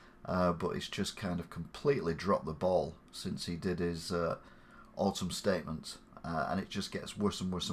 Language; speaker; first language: English; native; English